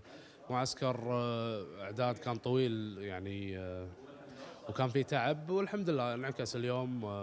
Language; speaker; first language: Arabic; native; Arabic